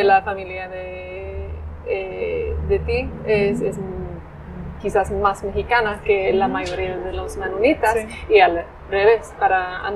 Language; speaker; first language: Spanish; non-native, fluent; English